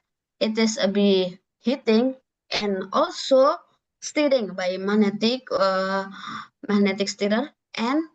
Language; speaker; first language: English; non-native, learner; Indonesian